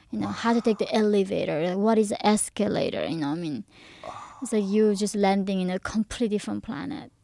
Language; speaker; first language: English; early bilingual, other home language; Korean